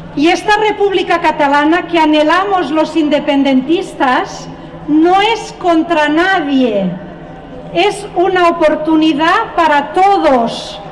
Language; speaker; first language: Spanish; non-native, local second language; Catalan